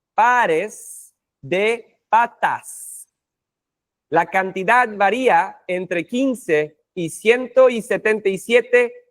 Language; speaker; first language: Spanish; non-native, fluent; English